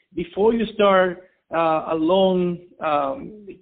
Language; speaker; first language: English; non-native, fluent; Spanish